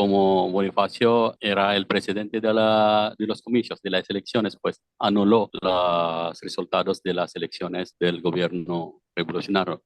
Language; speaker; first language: Spanish; non-native, fluent; Filipino